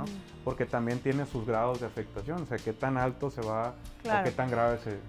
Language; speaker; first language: Spanish; native; Spanish